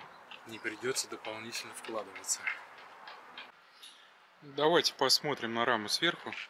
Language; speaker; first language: Russian; native; Russian